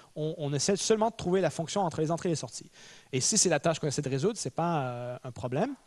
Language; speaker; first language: French; native; French